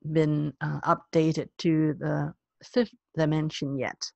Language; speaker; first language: English; non-native, local second language; Cantonese